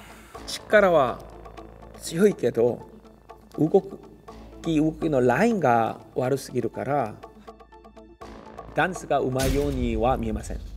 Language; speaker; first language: Japanese; non-native, learner; Korean